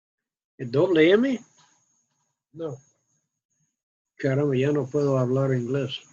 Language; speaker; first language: Spanish; non-native, fluent; English